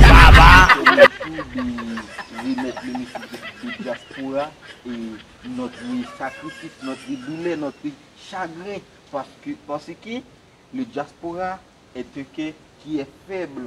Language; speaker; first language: French; non-native, learner; Haitian Creole